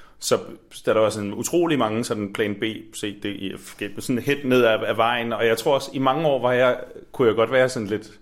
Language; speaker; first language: Danish; native; Danish